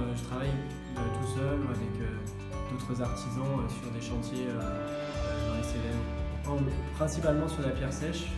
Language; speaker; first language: French; native; French